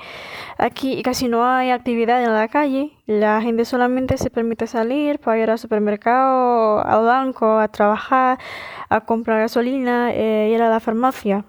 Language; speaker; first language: Spanish; non-native, fluent; Indonesian